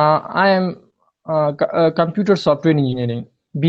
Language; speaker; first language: English; non-native, learner; Pashto